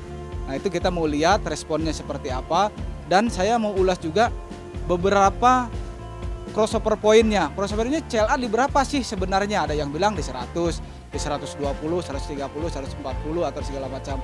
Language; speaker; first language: Indonesian; native; Indonesian